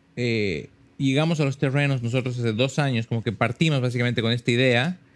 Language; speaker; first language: Spanish; native; Spanish